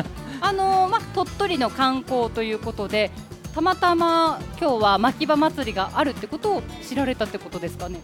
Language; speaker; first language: Japanese; native; Japanese